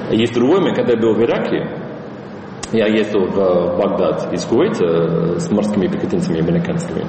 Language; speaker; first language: Russian; non-native, fluent; English